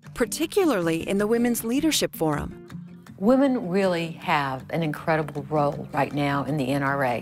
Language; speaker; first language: English; native; English